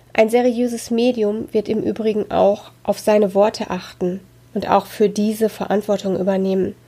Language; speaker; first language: German; native; German